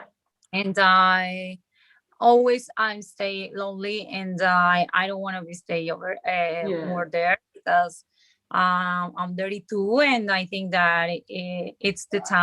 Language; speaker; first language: English; non-native, learner; Spanish